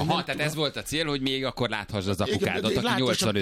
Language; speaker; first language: Hungarian; native; Hungarian